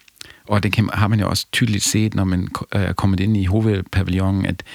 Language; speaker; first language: Danish; non-native, fluent; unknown